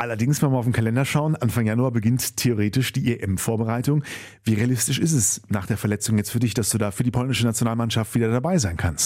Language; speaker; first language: German; native; German